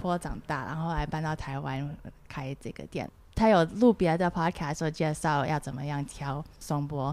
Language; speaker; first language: Chinese; early bilingual, heritage; Chinese